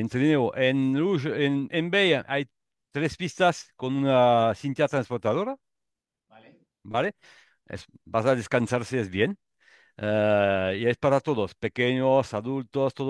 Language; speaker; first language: Spanish; non-native, learner; French